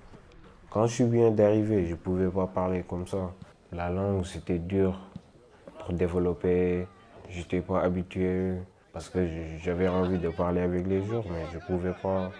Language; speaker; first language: French; non-native, local second language; Wolof